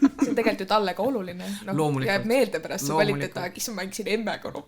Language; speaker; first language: Estonian; native; Estonian